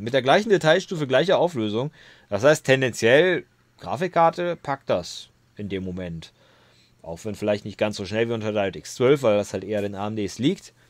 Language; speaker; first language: German; native; German